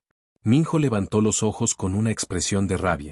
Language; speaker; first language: Spanish; native; Spanish